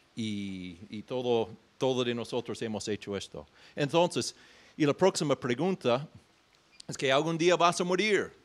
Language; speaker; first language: Spanish; non-native, fluent; English